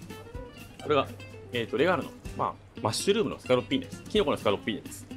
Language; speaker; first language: Japanese; native; Japanese